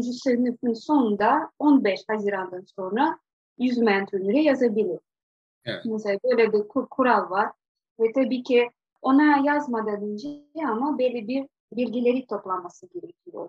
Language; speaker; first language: Turkish; non-native, fluent; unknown